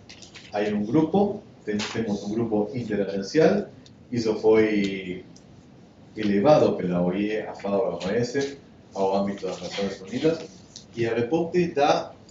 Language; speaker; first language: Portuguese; non-native, learner; Spanish